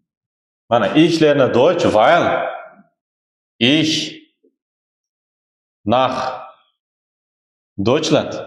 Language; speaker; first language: German; non-native, learner; Uzbek